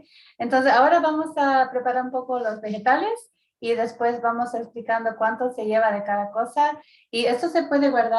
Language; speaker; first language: Spanish; early bilingual, heritage; Spanish